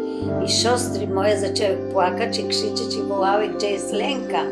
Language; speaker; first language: Polish; early bilingual, other home language; Macedonian